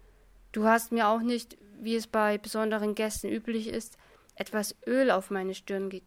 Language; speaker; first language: German; native; German